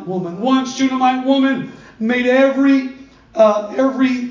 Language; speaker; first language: English; native; English